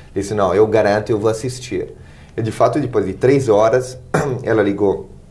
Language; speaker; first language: Portuguese; non-native, fluent; Italian